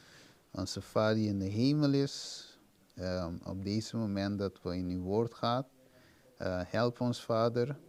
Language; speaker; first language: Dutch; non-native, fluent; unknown